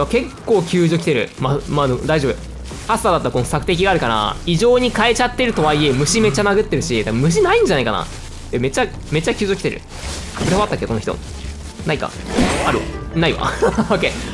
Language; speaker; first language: Japanese; native; Japanese